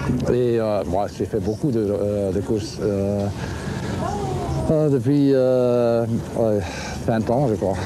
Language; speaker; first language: French; non-native, local second language; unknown